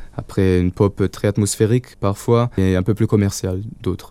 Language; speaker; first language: French; non-native, local second language; Luxembourgish